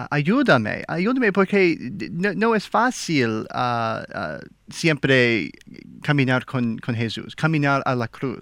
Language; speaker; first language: Spanish; non-native, learner; English